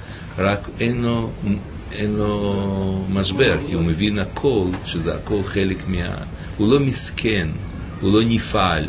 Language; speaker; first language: Hebrew; native; Hebrew